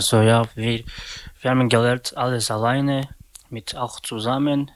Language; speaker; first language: German; non-native, learner; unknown